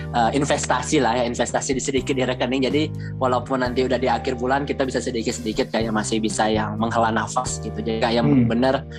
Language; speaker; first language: Indonesian; native; Indonesian